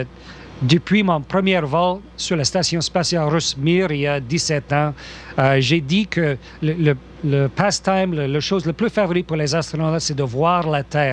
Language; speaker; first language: French; non-native, local second language; English